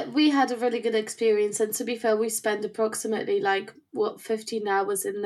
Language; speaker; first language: English; non-native, fluent; Polish